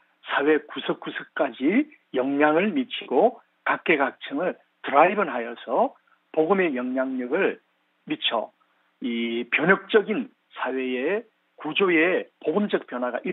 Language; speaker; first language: Korean; native; Korean